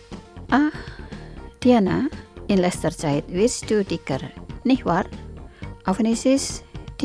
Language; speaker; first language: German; non-native, fluent; Indonesian